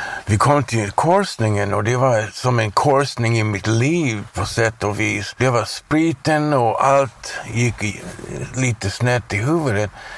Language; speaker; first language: Swedish; non-native, fluent; English